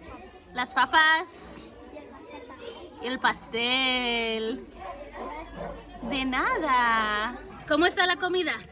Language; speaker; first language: Spanish; non-native, fluent; English